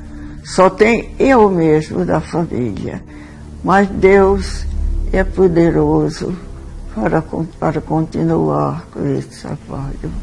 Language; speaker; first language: Portuguese; early bilingual, other home language; Swedish